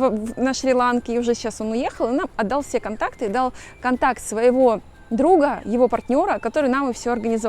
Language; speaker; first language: Russian; native; Russian